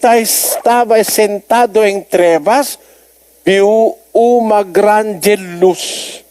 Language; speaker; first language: Portuguese; non-native, learner; Filipino